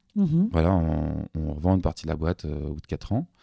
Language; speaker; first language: French; native; French